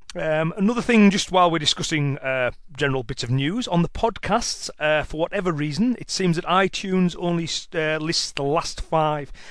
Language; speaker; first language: English; native; English